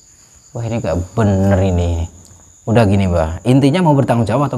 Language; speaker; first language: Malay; non-native, local second language; Javanese